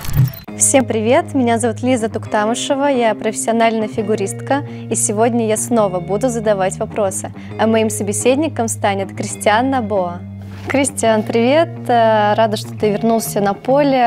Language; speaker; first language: Russian; native; Russian